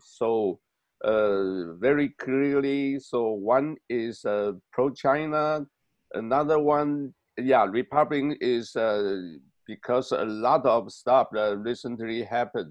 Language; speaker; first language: English; non-native, learner; Chinese